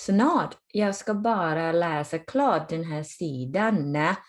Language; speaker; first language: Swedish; non-native, fluent; Thai